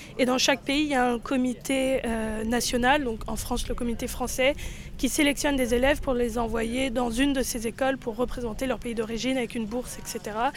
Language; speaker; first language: French; native; French